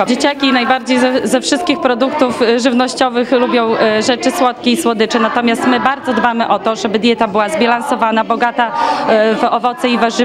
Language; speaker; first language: Polish; native; Polish